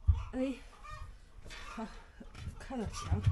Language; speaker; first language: Chinese; native; Chinese